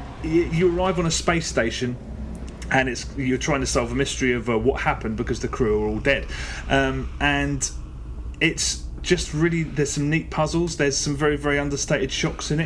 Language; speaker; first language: English; native; English